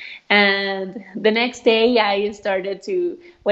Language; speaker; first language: English; non-native, fluent; Spanish